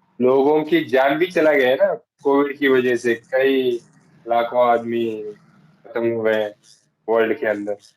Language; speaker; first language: Hindi; non-native, local second language; Telugu